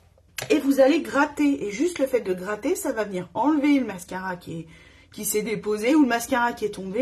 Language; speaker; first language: French; native; French